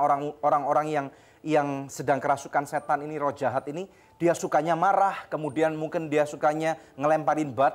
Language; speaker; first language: Indonesian; native; Indonesian